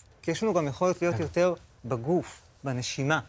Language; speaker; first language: Hebrew; native; Hebrew